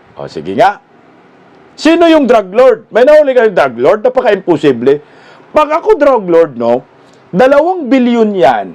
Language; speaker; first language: Filipino; non-native, local second language; Cebuano